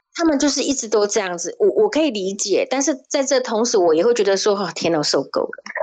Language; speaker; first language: Chinese; native; Chinese